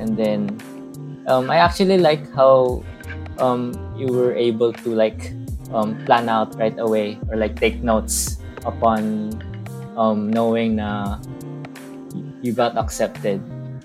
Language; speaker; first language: English; non-native, local second language; Hiligaynon